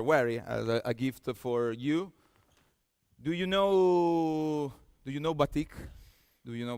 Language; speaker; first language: English; non-native, fluent; Italian